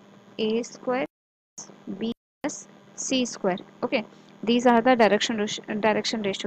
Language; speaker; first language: English; non-native, local second language; Hindi